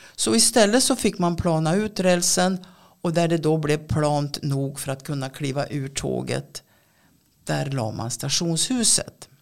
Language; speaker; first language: Swedish; native; Swedish